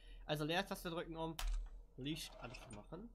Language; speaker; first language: German; native; German